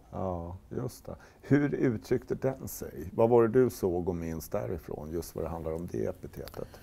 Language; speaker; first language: Swedish; native; Swedish